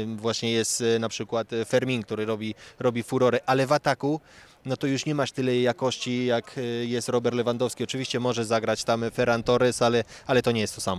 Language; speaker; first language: Polish; native; Polish